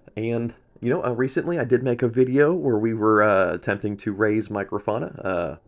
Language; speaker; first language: English; native; English